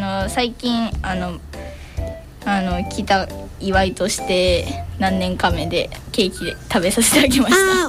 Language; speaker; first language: Japanese; native; Japanese